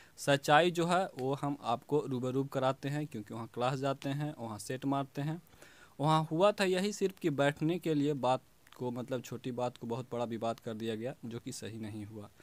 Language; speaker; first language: Hindi; native; Hindi